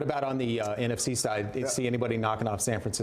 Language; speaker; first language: English; native; English